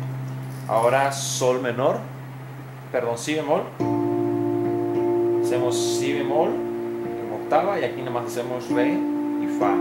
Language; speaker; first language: Spanish; native; Spanish